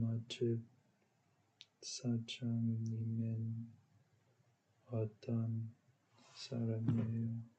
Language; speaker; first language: Korean; non-native, learner; English